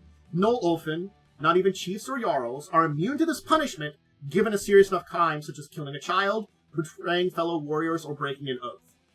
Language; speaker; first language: English; native; English